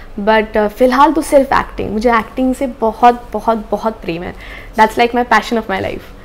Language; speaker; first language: Hindi; native; Hindi